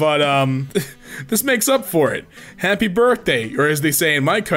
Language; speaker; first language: English; native; English